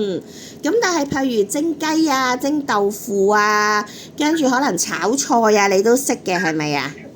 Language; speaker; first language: Cantonese; native; Cantonese